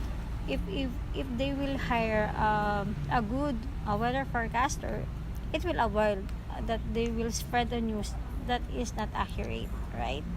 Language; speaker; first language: English; non-native, learner; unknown